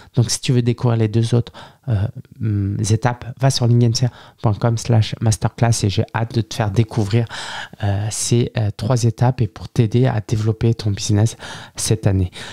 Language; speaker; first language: French; early bilingual, other home language; Chinese